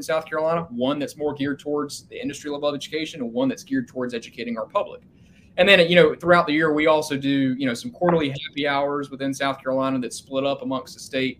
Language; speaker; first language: English; native; English